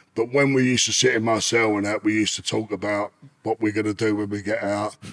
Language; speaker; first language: English; native; English